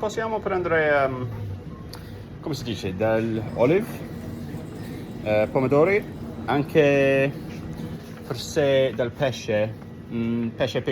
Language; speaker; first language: Italian; non-native, learner; English